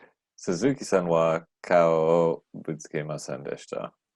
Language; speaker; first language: Japanese; non-native, learner; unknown